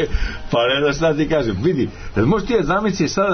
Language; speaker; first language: Serbian; native; Serbian